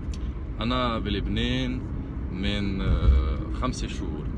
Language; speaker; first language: Arabic; non-native, learner; French